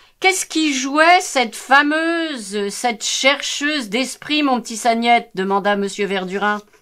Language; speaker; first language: French; native; French